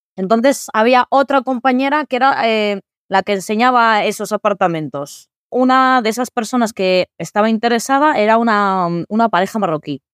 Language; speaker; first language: Spanish; early bilingual, other home language; Arabic